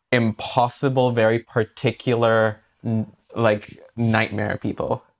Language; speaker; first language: English; non-native, fluent; Spanish